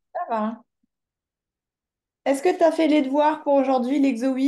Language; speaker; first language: French; native; French